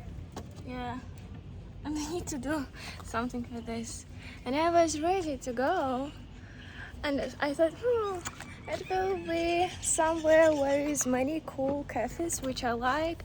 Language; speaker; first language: English; non-native, learner; Russian